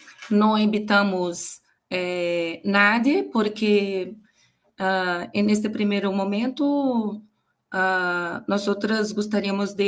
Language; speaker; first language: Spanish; non-native, learner; Portuguese